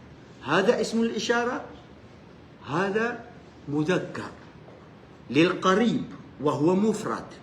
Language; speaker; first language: Arabic; non-native, fluent; Filipino